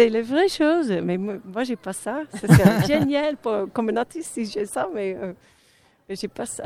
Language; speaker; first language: French; non-native, fluent; English